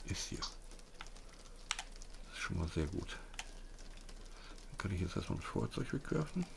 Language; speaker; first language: German; native; German